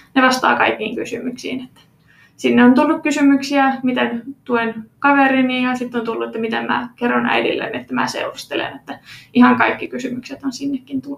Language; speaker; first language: Finnish; non-native, local second language; Swedish